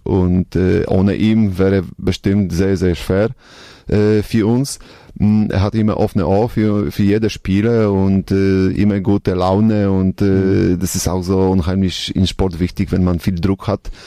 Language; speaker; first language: German; non-native, learner; Polish